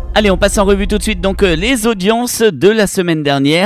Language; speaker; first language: French; native; French